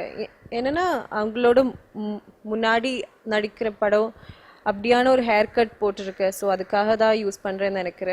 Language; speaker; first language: Tamil; non-native, learner; Malayalam